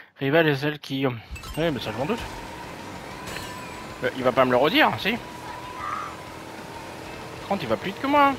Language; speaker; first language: French; native; French